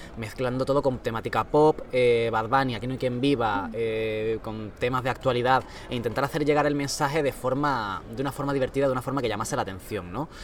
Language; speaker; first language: Spanish; native; Spanish